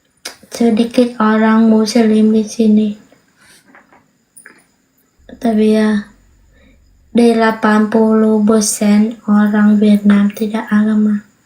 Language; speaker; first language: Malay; non-native, learner; Vietnamese